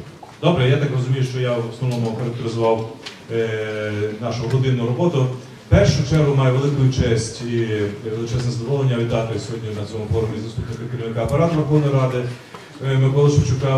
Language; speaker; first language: Ukrainian; native; Ukrainian